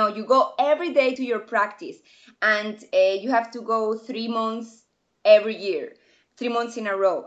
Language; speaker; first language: English; non-native, fluent; Spanish